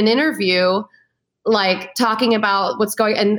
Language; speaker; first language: English; native; English